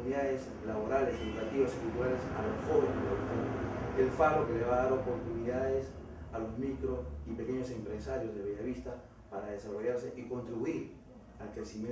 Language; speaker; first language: Spanish; native; Spanish